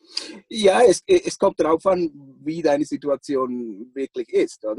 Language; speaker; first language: German; non-native, fluent; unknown